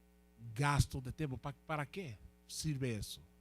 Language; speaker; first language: Portuguese; non-native, learner; Spanish